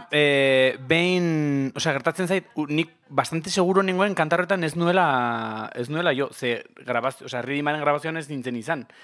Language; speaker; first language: Basque; non-native, local second language; Spanish